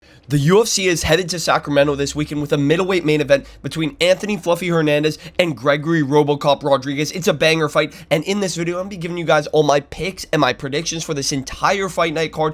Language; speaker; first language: English; native; English